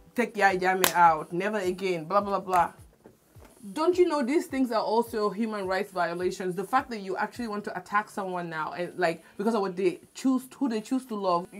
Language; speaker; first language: English; non-native, local second language; Wolof